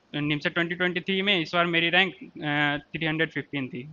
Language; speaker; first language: Hindi; native; Hindi